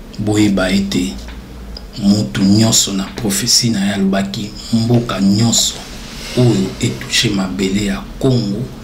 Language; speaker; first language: Lingala; non-native, local second language; Kongo